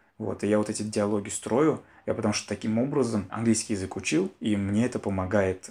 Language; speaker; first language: Russian; native; Russian